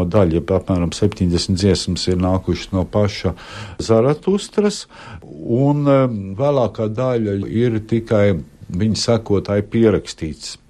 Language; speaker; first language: Latvian; native; Latvian